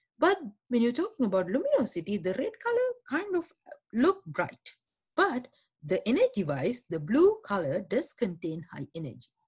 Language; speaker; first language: English; non-native, local second language; Sinhala